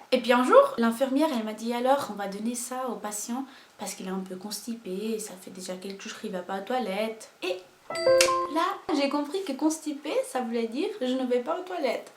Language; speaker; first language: French; non-native, fluent; Portuguese